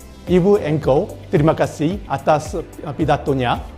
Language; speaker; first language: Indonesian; non-native, learner; Korean